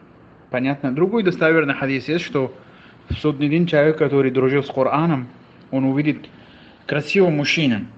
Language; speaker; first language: Russian; non-native, fluent; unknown